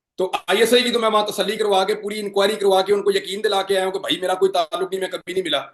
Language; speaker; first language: Urdu; non-native, local second language; Punjabi